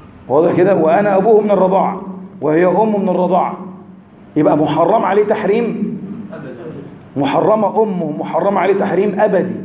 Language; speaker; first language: Arabic; native; Arabic